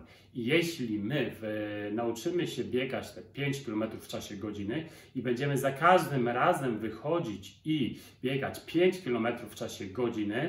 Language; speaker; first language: Polish; native; Polish